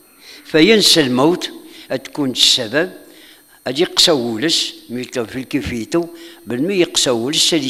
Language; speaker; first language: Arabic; non-native, local second language; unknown